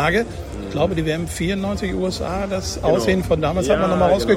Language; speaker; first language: German; native; German